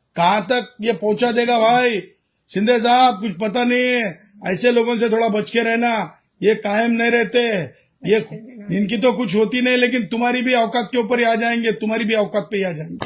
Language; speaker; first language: Hindi; non-native, local second language; Marathi